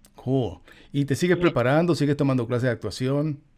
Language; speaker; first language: Spanish; native; Spanish